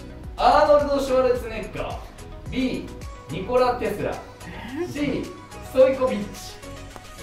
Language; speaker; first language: Japanese; native; Japanese